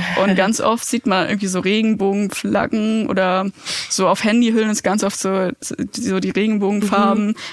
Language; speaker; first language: German; native; German